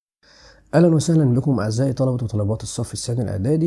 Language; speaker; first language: Arabic; native; Arabic